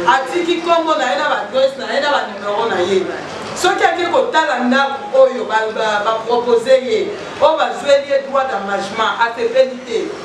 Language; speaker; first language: Lingala; native; Lingala